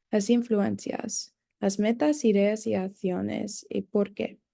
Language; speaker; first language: Spanish; non-native, learner; English